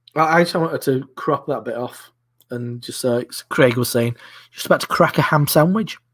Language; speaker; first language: English; native; English